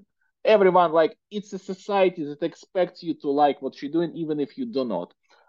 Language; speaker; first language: English; non-native, fluent; Russian